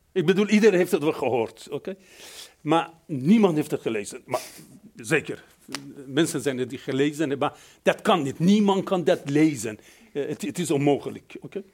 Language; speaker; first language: Dutch; non-native, fluent; Persian